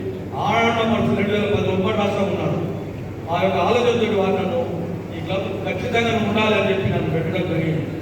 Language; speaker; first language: Telugu; native; Telugu